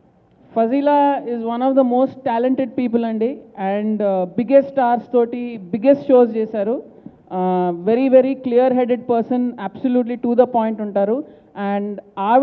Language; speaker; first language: Telugu; native; Telugu